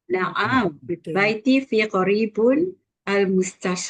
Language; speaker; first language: Arabic; non-native, learner; Malay